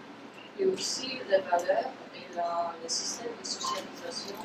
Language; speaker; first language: French; non-native, fluent; Polish